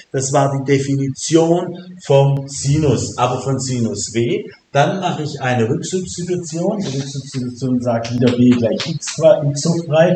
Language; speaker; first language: German; native; German